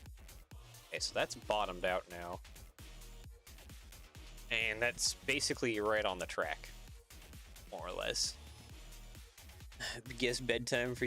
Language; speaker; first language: English; native; English